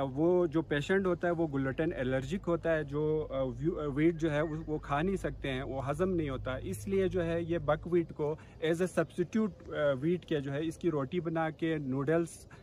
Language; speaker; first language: Urdu; non-native, local second language; Balti